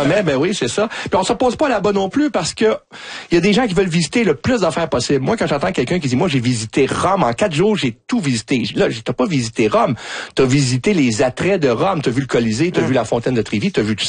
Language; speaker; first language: French; native; French